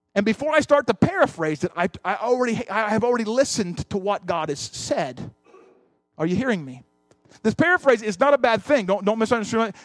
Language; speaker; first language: English; native; English